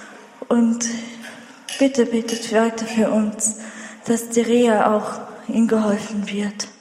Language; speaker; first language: German; early bilingual, other home language; Russian